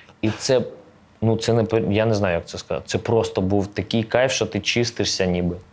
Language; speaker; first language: Ukrainian; native; Ukrainian